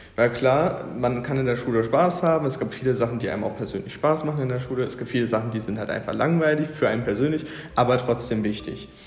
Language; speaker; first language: German; native; German